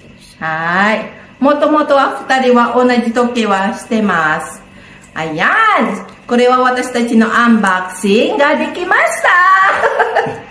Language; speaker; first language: Japanese; non-native, learner; Filipino